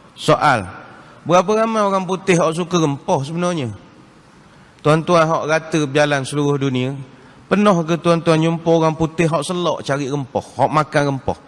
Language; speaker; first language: Malay; native; Malay